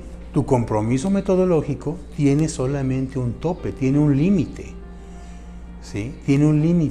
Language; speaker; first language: Spanish; native; Spanish